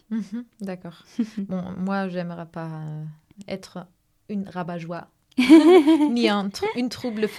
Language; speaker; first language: French; non-native, fluent; German